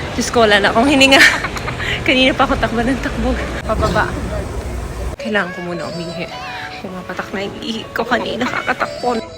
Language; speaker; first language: Filipino; non-native, local second language; Cebuano